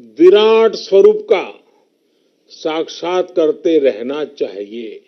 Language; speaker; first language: Hindi; native; Hindi